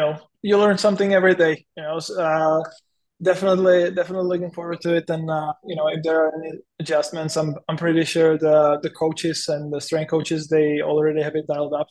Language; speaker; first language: English; non-native, fluent; Czech